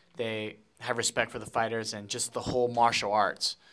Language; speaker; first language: English; native; English